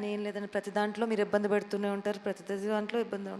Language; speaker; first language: Telugu; native; Telugu